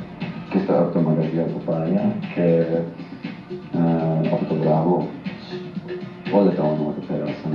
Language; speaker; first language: Greek; non-native, fluent; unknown